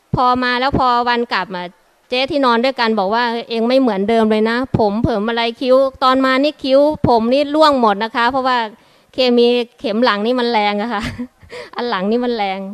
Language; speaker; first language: Thai; native; Thai